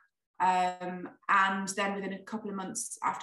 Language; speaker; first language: English; native; English